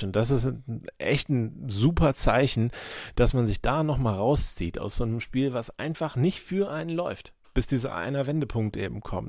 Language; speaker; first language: German; native; German